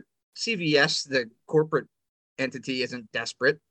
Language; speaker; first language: English; native; English